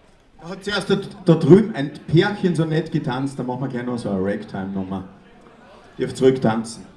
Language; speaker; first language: German; native; German